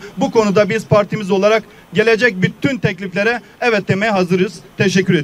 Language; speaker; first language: Turkish; native; Turkish